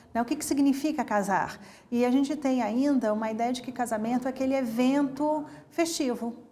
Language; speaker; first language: Portuguese; native; Portuguese